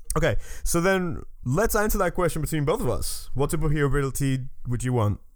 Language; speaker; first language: English; native; English